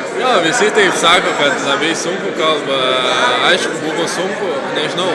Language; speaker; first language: Lithuanian; non-native, learner; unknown